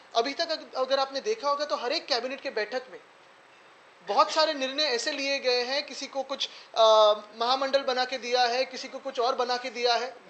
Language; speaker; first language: Hindi; non-native, local second language; Marathi